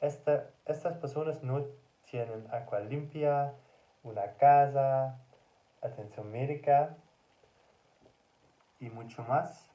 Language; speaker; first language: Spanish; non-native, learner; Dutch